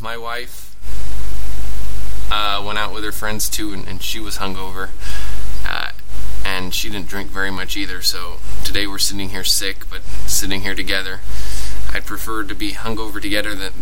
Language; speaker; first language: English; native; English